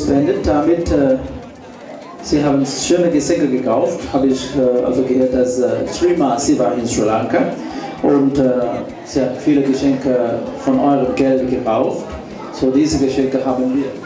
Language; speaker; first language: German; non-native, fluent; Sinhala